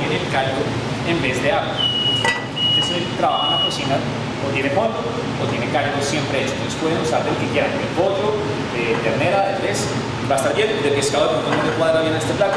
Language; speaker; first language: Spanish; native; Spanish